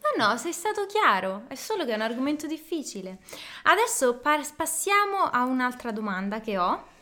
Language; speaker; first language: Italian; native; Italian